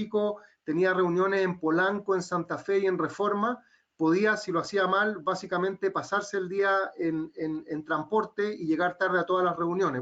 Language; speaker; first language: Spanish; native; Spanish